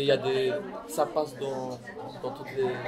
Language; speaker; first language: French; non-native, learner; Arabic